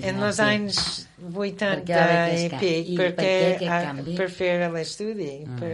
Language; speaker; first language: Catalan; non-native, fluent; English